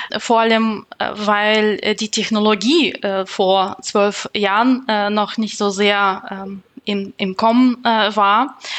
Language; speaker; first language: German; non-native, fluent; Russian